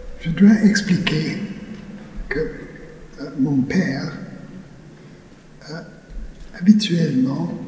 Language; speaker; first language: French; non-native, learner; English